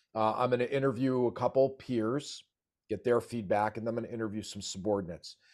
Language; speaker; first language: English; native; English